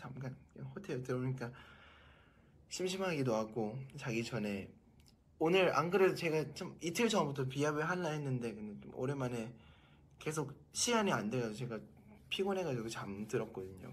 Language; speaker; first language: Korean; non-native, fluent; Thai